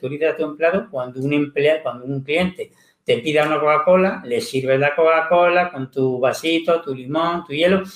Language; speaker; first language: Spanish; native; Spanish